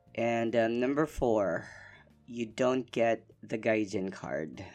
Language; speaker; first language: English; non-native, local second language; Filipino